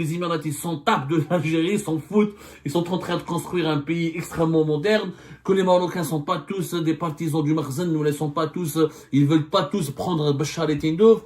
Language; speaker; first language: French; non-native, local second language; Arabic